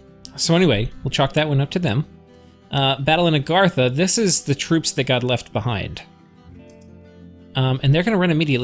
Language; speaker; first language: English; native; English